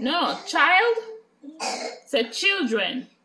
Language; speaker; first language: French; non-native, fluent; English